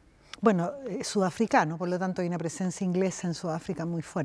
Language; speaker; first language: Spanish; native; Spanish